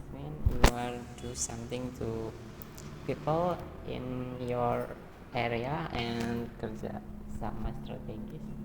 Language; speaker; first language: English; non-native, learner; Indonesian